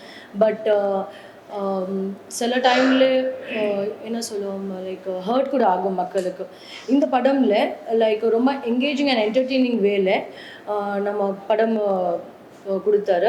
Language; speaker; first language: Tamil; non-native, learner; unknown